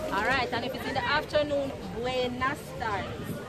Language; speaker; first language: English; native; English